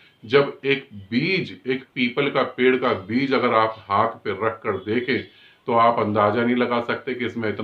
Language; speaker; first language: Hindi; native; Hindi